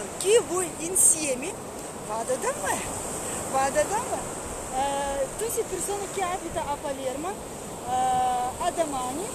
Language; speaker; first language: Italian; non-native, learner; Russian